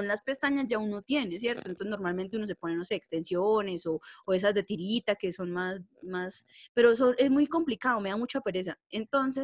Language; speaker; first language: Spanish; native; Spanish